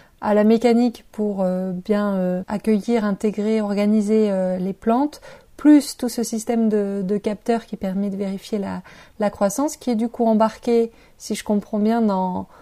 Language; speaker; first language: French; native; French